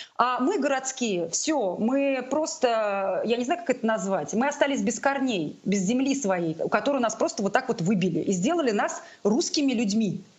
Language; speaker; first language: Russian; non-native, local second language; Tatar